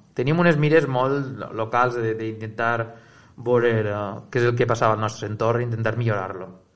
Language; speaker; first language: Catalan; native; Catalan